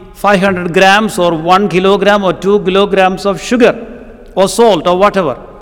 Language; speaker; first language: English; non-native, local second language; Malayalam